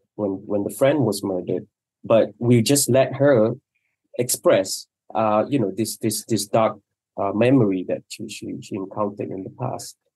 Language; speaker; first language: English; non-native, local second language; Malay